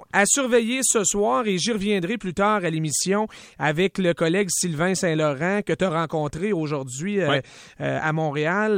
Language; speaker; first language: French; native; French